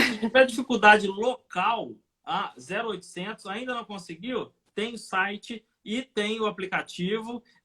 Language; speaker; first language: Portuguese; native; Portuguese